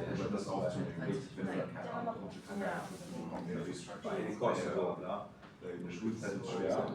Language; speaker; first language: German; non-native, learner; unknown